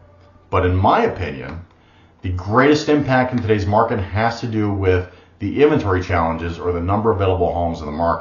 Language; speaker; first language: English; native; English